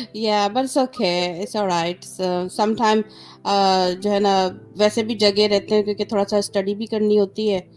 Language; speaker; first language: Urdu; native; Urdu